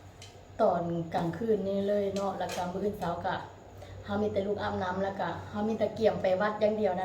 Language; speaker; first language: Thai; non-native, local second language; Lao